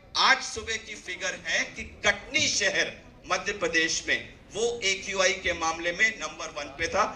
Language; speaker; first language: Hindi; native; Hindi